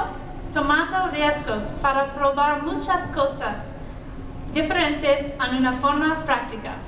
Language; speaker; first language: Spanish; non-native, learner; English